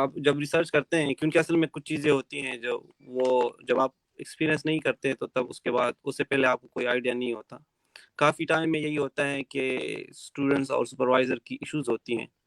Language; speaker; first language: Urdu; non-native, local second language; Pashto